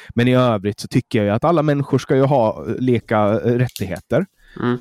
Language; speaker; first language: Swedish; native; Swedish